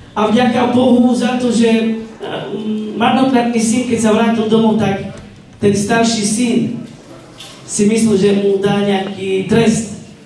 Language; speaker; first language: Slovak; non-native, local second language; Romany